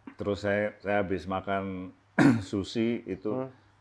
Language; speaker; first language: Indonesian; native; Indonesian